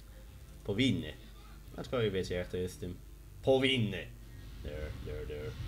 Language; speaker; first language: Polish; native; Polish